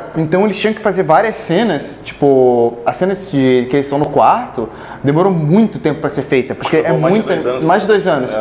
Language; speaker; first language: Portuguese; native; Portuguese